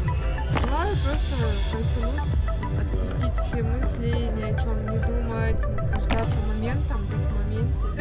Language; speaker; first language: Russian; native; Russian